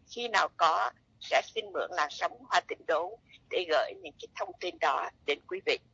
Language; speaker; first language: Vietnamese; native; Vietnamese